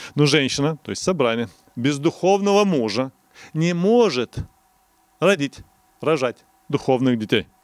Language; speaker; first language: Russian; non-native, local second language; Romanian